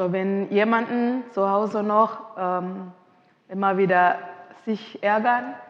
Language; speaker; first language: German; non-native, fluent; Indonesian